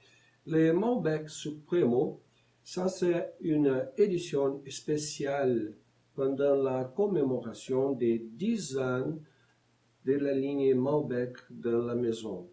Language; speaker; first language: French; non-native, learner; Portuguese